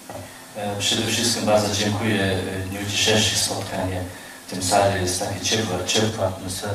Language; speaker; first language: Polish; non-native, learner; Mongolian